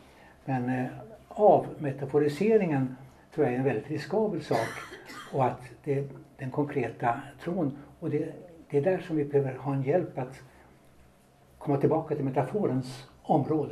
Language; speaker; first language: Swedish; native; Swedish